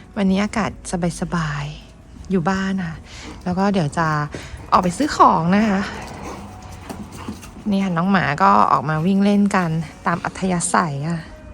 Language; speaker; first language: Thai; native; Thai